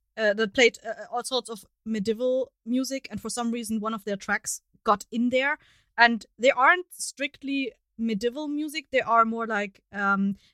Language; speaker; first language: English; non-native, fluent; German